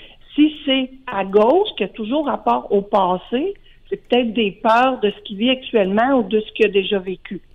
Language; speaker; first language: French; native; French